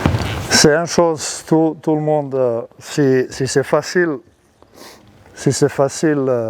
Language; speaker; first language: French; non-native, learner; Serbian